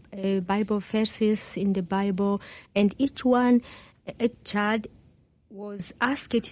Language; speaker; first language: English; non-native, learner; Kinyarwanda